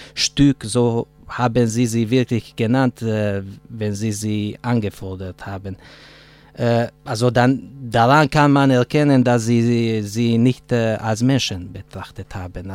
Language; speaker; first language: German; non-native, fluent; Hungarian